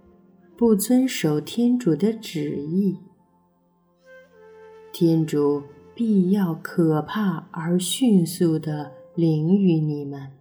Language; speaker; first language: Chinese; native; Chinese